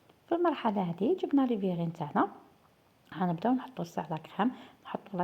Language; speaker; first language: Arabic; native; Arabic